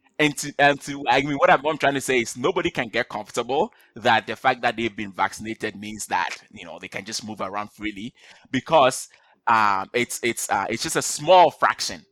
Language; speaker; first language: English; non-native, local second language; Akan